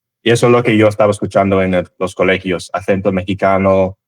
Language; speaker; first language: Spanish; non-native, fluent; English